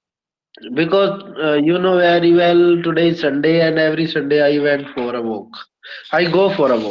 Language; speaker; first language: English; non-native, learner; Hindi